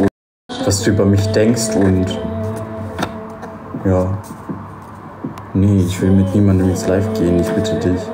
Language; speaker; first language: German; non-native, fluent; Polish